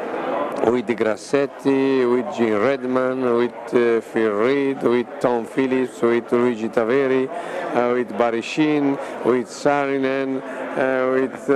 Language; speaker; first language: English; non-native, learner; Italian